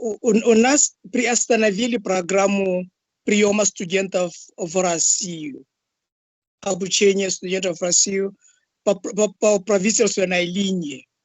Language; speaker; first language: Russian; non-native, fluent; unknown